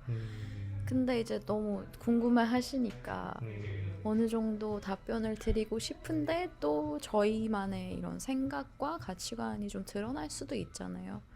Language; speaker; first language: Korean; non-native, fluent; Persian